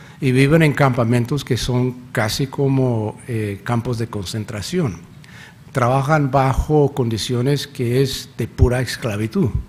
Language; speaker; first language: Spanish; non-native, fluent; English